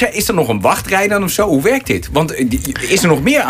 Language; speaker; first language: Dutch; native; Dutch